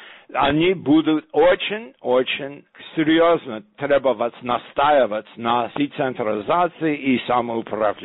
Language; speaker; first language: Russian; non-native, fluent; English